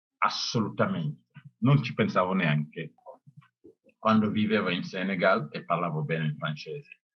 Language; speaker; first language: Italian; non-native, fluent; Wolof